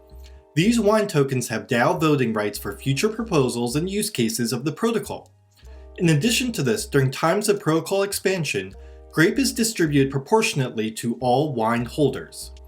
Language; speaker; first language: English; native; English